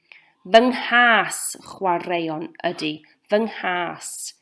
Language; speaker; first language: Welsh; non-native, local second language; English